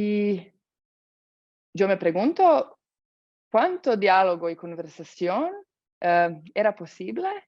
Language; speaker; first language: Spanish; non-native, fluent; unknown